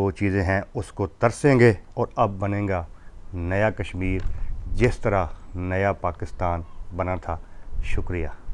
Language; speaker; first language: Urdu; non-native, local second language; Punjabi